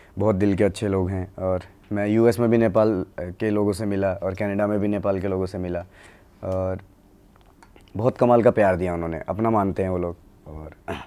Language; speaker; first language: Hindi; native; Hindi